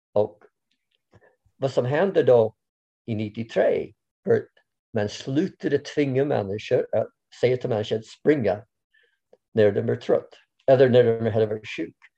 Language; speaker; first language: Swedish; non-native, fluent; English